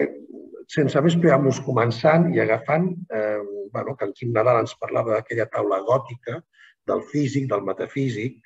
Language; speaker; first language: Catalan; native; Catalan